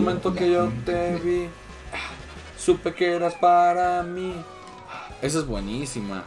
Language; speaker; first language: Spanish; native; Spanish